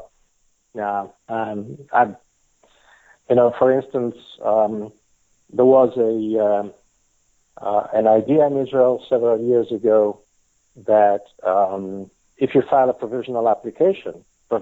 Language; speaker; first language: English; non-native, fluent; Italian